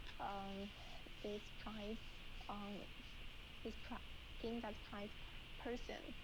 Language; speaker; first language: English; non-native, learner; Chinese